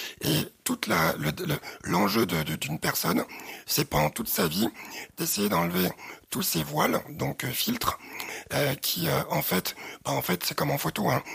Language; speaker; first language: French; early bilingual, other home language; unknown